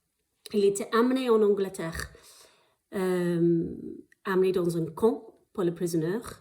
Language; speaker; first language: French; non-native, fluent; English